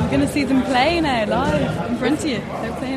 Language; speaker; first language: English; native; English